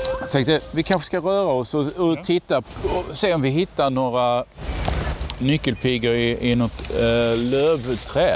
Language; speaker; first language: Swedish; native; Swedish